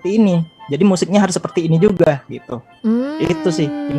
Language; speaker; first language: Indonesian; native; Indonesian